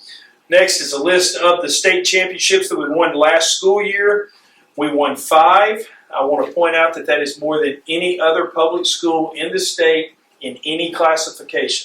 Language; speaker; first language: English; native; English